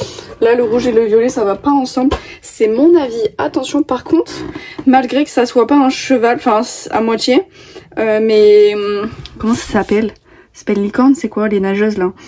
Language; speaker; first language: French; native; French